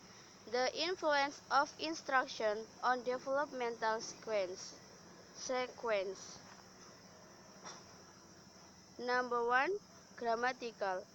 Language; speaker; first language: English; non-native, learner; Indonesian